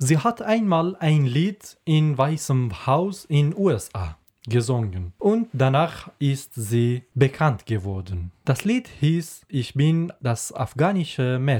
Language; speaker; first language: German; non-native, learner; Persian